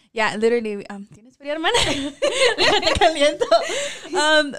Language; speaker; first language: Spanish; early bilingual, other home language; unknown